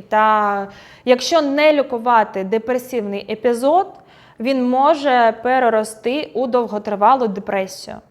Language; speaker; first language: Ukrainian; non-native, local second language; Russian